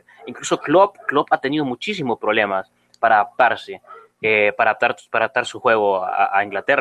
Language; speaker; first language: Spanish; native; Spanish